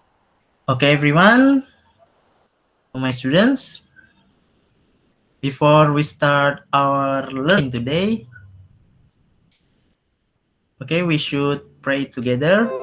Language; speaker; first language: English; non-native, local second language; Indonesian